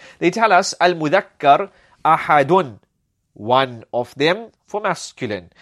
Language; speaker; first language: English; native; English